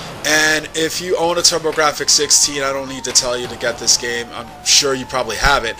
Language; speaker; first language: English; native; English